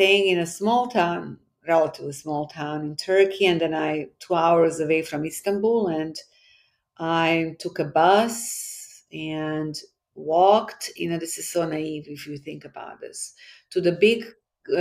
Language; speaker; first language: English; non-native, fluent; Bosnian